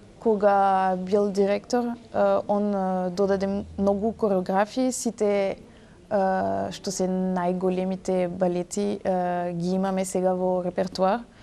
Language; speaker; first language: Macedonian; early bilingual, heritage; French